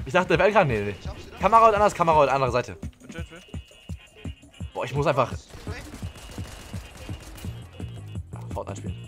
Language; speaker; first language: German; native; German